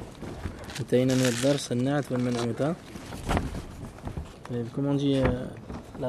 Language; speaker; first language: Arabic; non-native, fluent; French